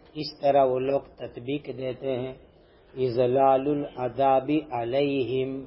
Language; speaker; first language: Urdu; non-native, local second language; Gujarati